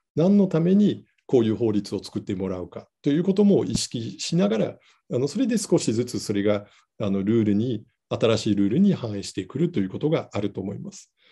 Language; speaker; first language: Japanese; non-native, fluent; Dutch